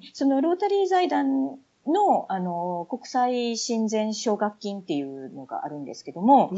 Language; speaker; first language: Japanese; native; Japanese